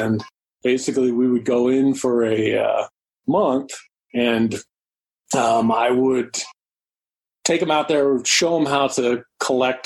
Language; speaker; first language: English; native; English